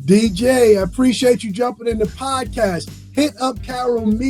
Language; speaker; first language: English; native; English